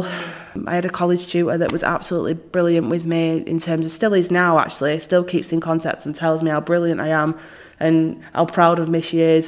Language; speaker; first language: English; native; English